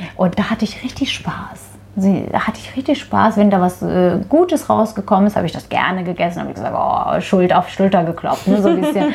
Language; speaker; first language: German; non-native, fluent; Turkish